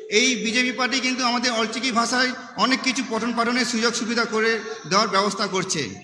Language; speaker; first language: Bangla; non-native, local second language; Santali